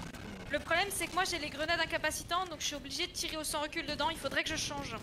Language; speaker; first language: French; native; French